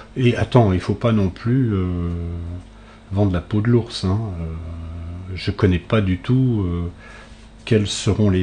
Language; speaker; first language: French; native; French